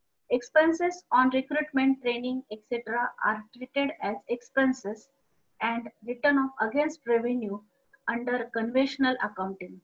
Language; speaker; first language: English; non-native, local second language; Marathi